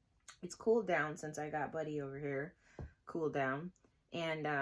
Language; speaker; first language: English; native; English